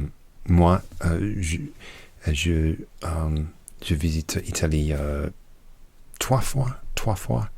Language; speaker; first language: French; non-native, learner; English